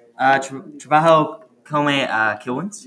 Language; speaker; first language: Spanish; non-native, learner; English